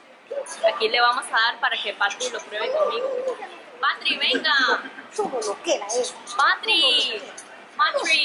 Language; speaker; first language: Spanish; native; Spanish